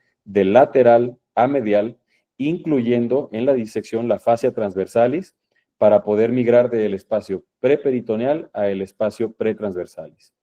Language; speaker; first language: Spanish; native; Spanish